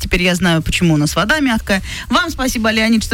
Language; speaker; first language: Russian; native; Russian